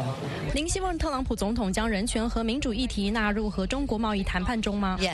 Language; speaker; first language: Chinese; native; Chinese